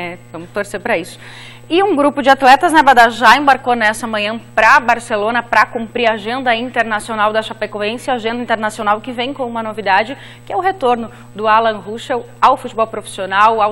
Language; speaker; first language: Portuguese; native; Portuguese